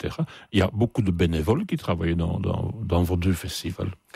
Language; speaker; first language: French; native; French